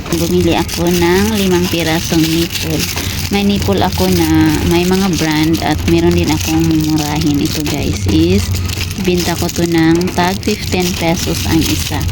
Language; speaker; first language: Filipino; non-native, local second language; Cebuano